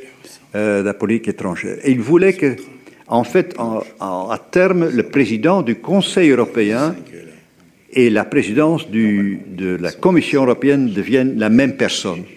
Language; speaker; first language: French; native; French